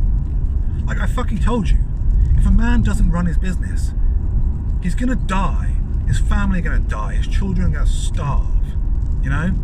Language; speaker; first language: English; native; English